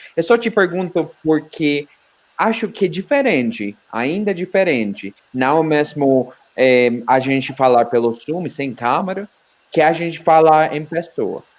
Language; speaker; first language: Portuguese; non-native, fluent; Spanish